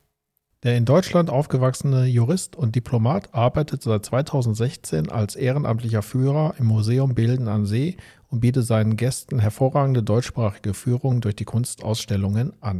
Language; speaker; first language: German; native; German